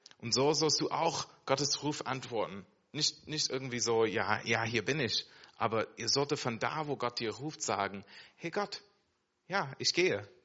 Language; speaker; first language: German; non-native, fluent; English